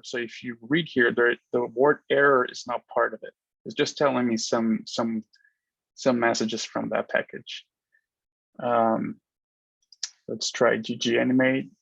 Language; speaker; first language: English; non-native, fluent; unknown